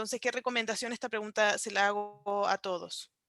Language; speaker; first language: Spanish; native; Spanish